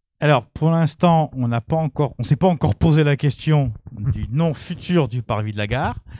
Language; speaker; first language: French; native; French